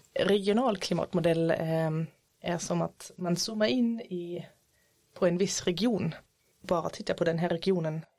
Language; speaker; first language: Swedish; non-native, fluent; German